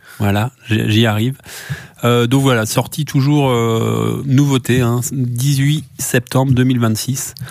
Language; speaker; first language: French; native; French